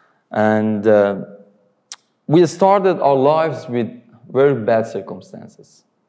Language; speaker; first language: English; non-native, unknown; Persian